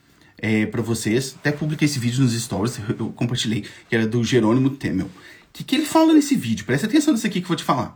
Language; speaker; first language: Portuguese; native; Portuguese